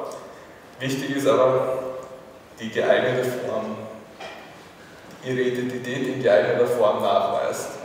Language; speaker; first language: German; native; German